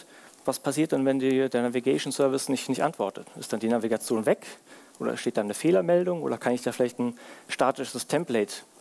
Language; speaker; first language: German; native; German